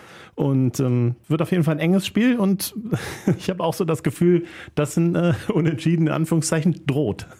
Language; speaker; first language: German; native; German